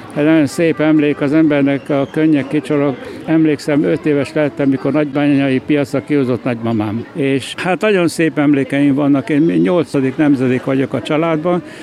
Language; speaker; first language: Hungarian; native; Hungarian